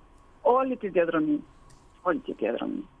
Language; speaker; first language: Greek; early bilingual, heritage; Greek